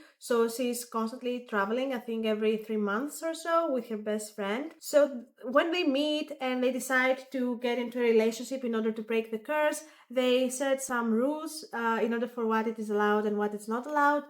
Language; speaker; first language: English; non-native, fluent; Greek